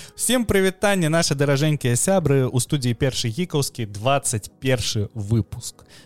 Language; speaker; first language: Belarusian; non-native, local second language; Russian